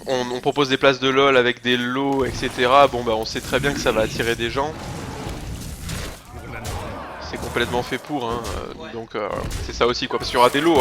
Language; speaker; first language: French; native; French